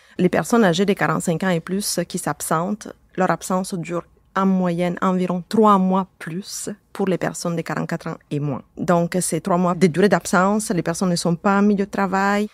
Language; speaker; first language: French; native; French